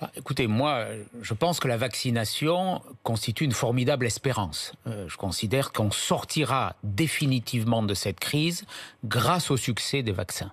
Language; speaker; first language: French; native; French